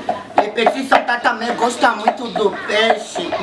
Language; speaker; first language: Portuguese; non-native, learner; Lingala